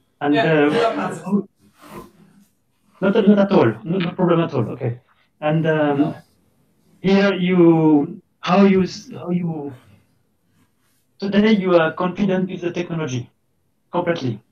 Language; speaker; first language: English; non-native, fluent; French